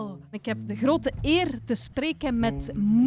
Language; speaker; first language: Dutch; native; Dutch